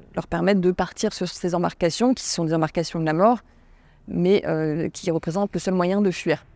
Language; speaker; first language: French; native; French